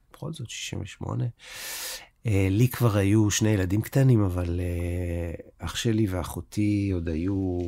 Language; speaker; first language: Hebrew; native; Hebrew